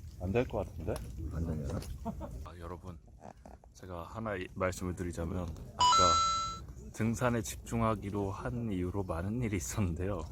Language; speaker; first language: Korean; native; Korean